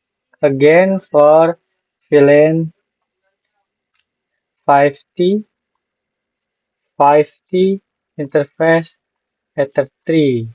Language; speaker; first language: English; non-native, learner; Indonesian